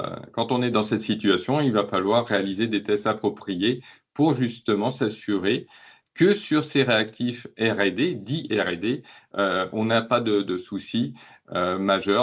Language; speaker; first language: French; native; French